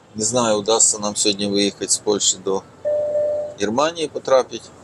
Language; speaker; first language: Russian; non-native, local second language; Ukrainian